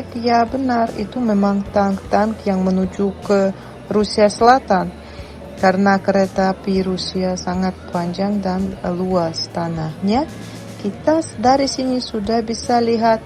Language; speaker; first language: Indonesian; non-native, fluent; Russian